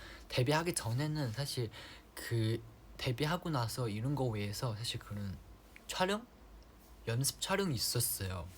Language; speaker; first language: Korean; non-native, fluent; Chinese